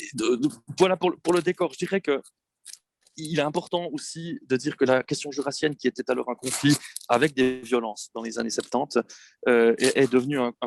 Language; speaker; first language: French; native; French